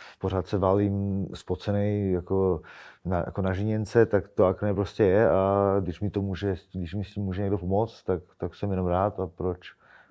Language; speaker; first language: Czech; native; Czech